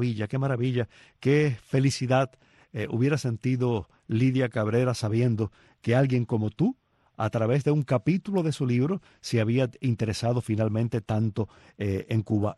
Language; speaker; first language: Spanish; native; Spanish